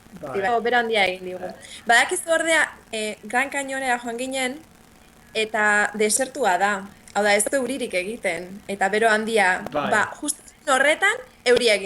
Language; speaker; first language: Basque; native; Basque